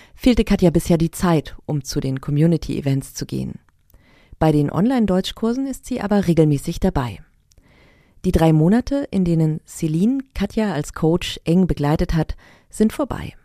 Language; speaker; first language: German; native; German